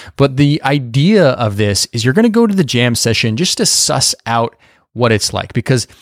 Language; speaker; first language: English; native; English